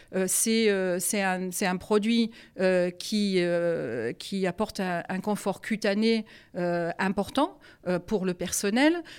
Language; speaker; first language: French; non-native, fluent; German